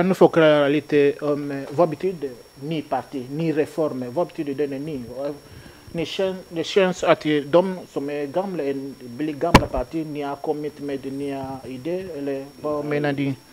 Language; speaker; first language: Swedish; non-native, learner; Lingala